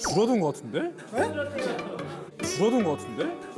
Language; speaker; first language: Korean; native; Korean